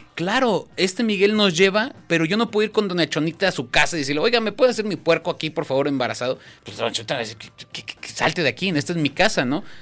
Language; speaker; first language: Spanish; native; Spanish